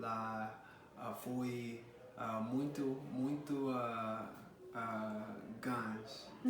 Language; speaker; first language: Portuguese; non-native, learner; English